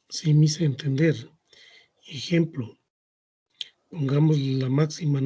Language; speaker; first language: Spanish; native; Spanish